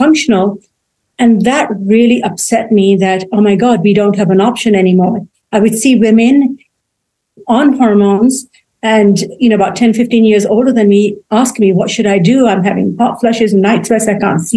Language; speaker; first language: English; native; English